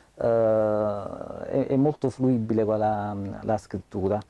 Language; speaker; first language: Italian; native; Italian